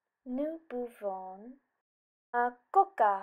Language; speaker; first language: French; non-native, learner; English